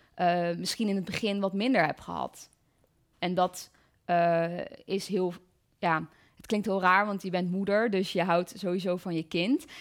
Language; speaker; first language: Dutch; native; Dutch